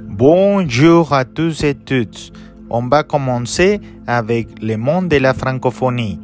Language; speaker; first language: French; non-native, learner; Spanish